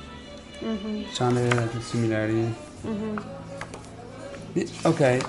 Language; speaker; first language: English; non-native, learner; Italian